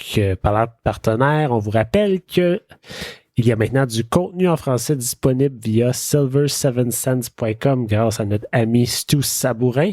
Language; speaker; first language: French; native; French